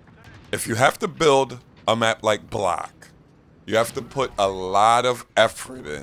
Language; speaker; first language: English; native; English